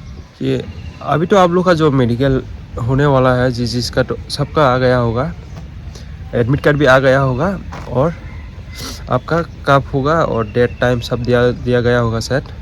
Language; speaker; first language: Hindi; non-native, local second language; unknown